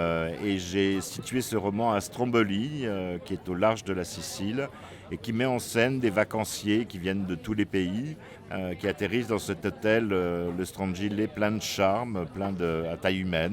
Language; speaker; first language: French; native; French